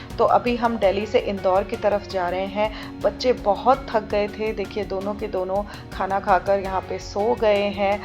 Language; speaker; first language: Hindi; native; Hindi